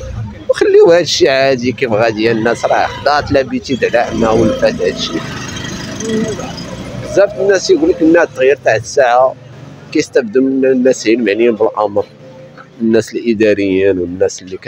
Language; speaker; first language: Arabic; native; Arabic